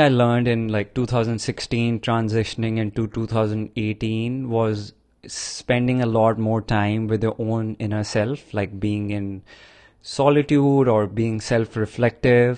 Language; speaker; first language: English; non-native, local second language; Punjabi